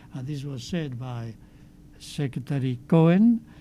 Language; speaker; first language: English; non-native, fluent; Spanish